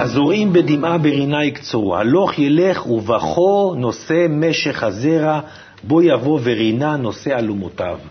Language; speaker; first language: Hebrew; native; Hebrew